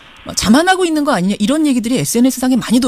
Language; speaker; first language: Korean; native; Korean